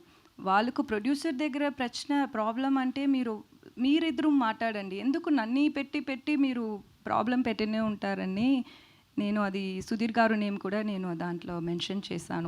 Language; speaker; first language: Telugu; non-native, learner; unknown